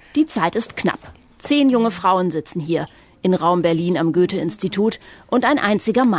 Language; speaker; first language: German; native; German